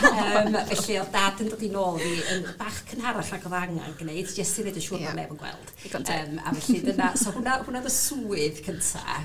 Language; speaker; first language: Welsh; native; Welsh